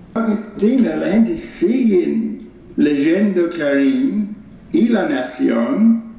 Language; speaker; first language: Spanish; non-native, fluent; English